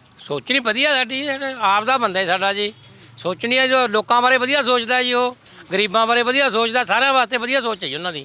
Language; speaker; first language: Punjabi; native; Punjabi